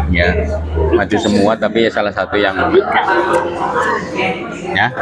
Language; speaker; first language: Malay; non-native, local second language; Javanese